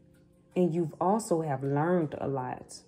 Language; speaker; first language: English; native; English